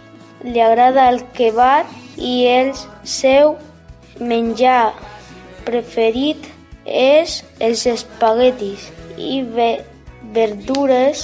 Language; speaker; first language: Catalan; non-native, learner; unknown